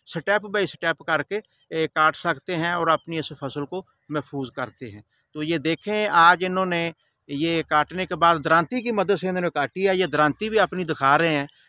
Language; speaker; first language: Urdu; non-native, local second language; Punjabi